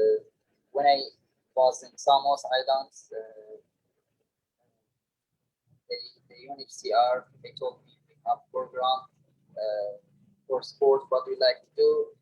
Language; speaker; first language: English; non-native, learner; Arabic